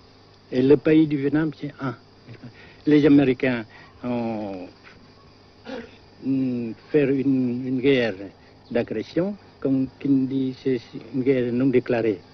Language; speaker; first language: French; non-native, local second language; Vietnamese